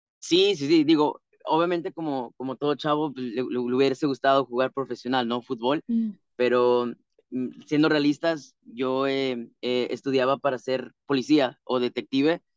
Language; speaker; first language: Spanish; native; Spanish